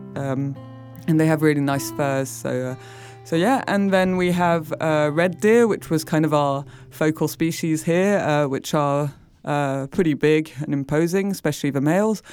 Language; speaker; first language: English; non-native, fluent; French